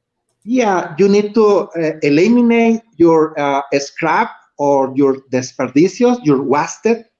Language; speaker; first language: English; non-native, learner; Spanish